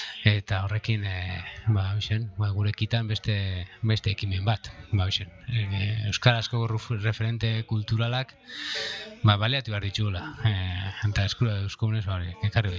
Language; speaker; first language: Basque; native; Basque